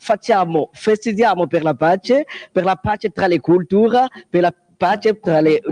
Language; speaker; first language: Italian; non-native, learner; Kongo